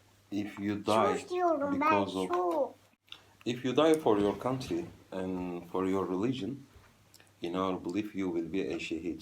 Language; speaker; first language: English; non-native, fluent; Turkish